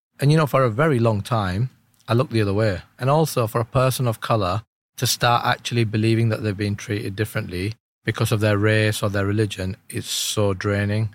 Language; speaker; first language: English; early bilingual, other home language; Urdu